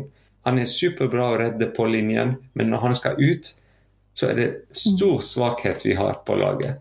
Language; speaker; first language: Norwegian; non-native, fluent; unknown